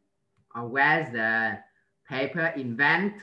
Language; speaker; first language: English; non-native, learner; Vietnamese